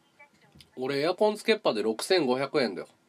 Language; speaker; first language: Japanese; native; Japanese